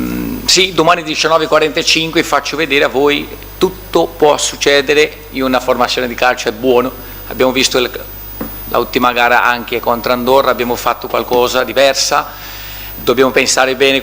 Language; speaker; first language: Italian; non-native, fluent; Portuguese